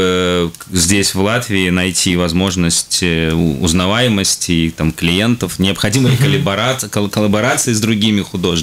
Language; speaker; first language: Russian; native; Russian